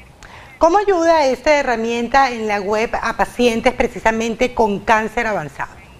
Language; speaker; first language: Spanish; native; Spanish